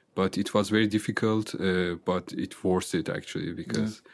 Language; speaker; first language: English; non-native, fluent; Azerbaijani